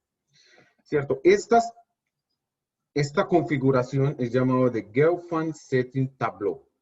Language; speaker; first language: Spanish; native; Spanish